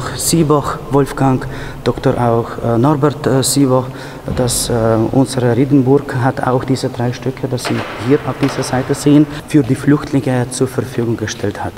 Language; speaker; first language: German; non-native, fluent; Ukrainian